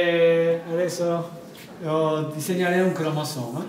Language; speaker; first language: Italian; non-native, learner; Spanish